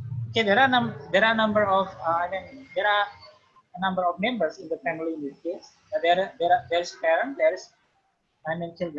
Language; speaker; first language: English; non-native, fluent; Indonesian